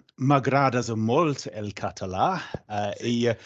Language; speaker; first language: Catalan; non-native, learner; English